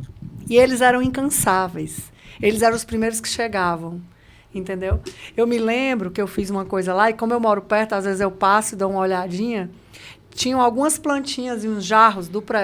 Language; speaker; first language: Portuguese; native; Portuguese